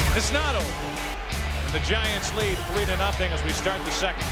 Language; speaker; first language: English; native; English